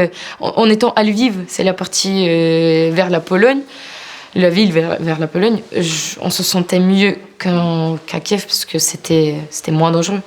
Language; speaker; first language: French; non-native, fluent; Ukrainian